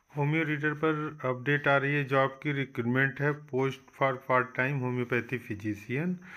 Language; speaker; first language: Hindi; native; Hindi